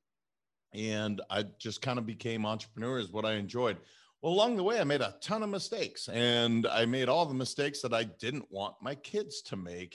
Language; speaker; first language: English; native; English